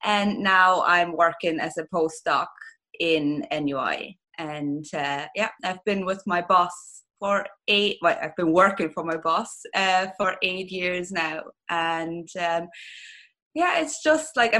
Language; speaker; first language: English; non-native, fluent; German